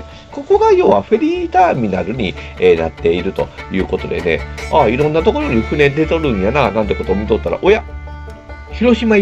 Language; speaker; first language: Japanese; native; Japanese